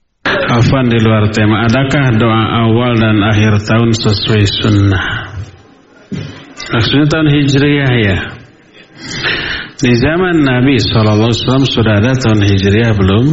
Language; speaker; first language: Indonesian; native; Indonesian